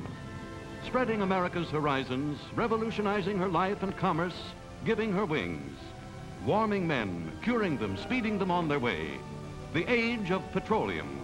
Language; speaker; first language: English; native; English